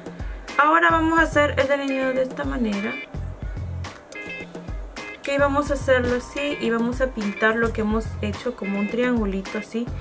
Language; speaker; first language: Spanish; native; Spanish